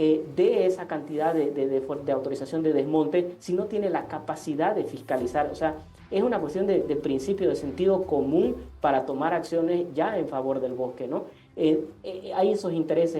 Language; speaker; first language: Spanish; native; Spanish